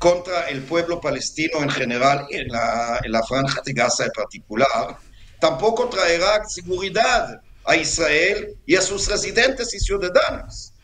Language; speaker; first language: Spanish; non-native, fluent; Hebrew